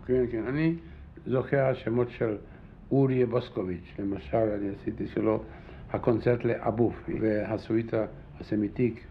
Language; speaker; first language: Hebrew; non-native, fluent; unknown